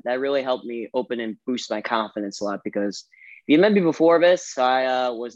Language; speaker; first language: English; native; English